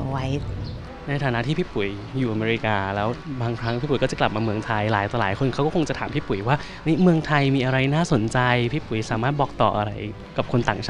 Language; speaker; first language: Thai; native; Thai